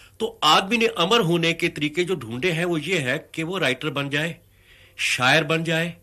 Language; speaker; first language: Hindi; native; Hindi